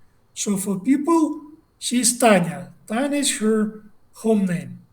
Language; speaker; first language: English; non-native, learner; Russian